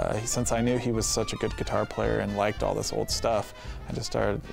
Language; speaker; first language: English; native; English